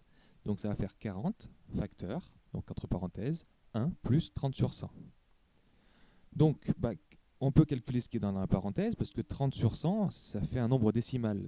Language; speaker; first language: French; native; French